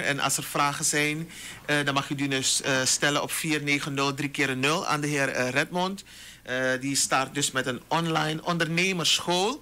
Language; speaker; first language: Dutch; native; Dutch